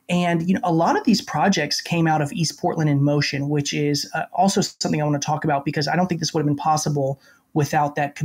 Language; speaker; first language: English; native; English